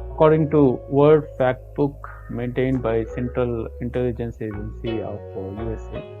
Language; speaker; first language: English; non-native, local second language; Kannada